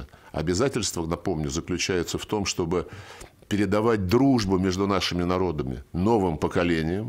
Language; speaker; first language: Russian; native; Russian